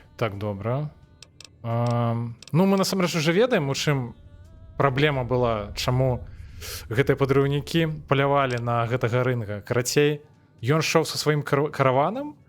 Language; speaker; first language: Belarusian; non-native, local second language; Russian